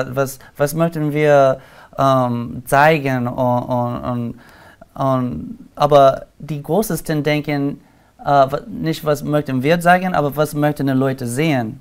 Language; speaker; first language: German; non-native, learner; English